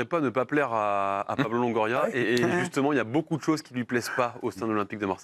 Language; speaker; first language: French; native; French